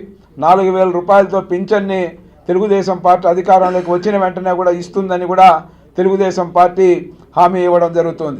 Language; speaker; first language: Telugu; native; Telugu